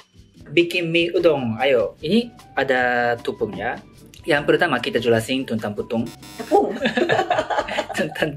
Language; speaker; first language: Indonesian; non-native, learner; Japanese